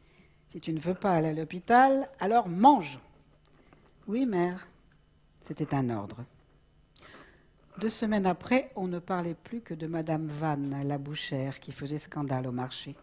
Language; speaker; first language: French; native; French